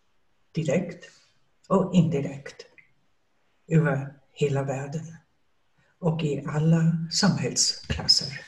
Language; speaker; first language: Swedish; non-native, fluent; German